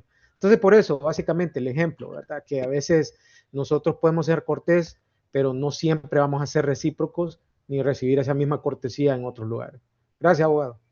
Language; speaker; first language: Spanish; native; Spanish